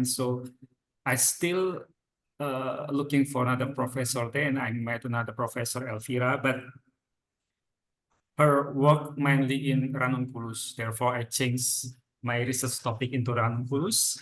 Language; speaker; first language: English; non-native, fluent; Indonesian